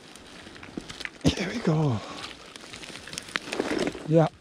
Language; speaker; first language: English; non-native, learner; Japanese